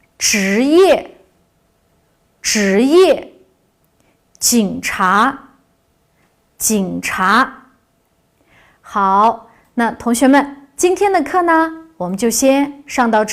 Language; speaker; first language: Chinese; non-native, local second language; Uyghur